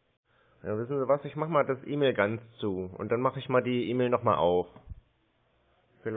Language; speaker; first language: German; native; German